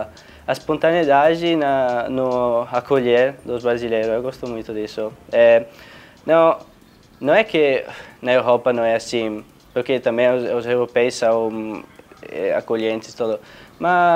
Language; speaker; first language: Portuguese; non-native, fluent; Italian